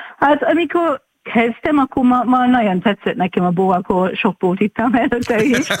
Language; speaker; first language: Hungarian; non-native, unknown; English